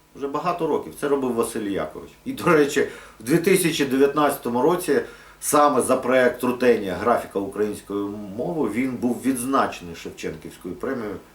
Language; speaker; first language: Ukrainian; non-native, local second language; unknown